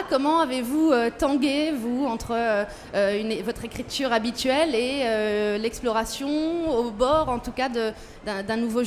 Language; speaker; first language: French; native; French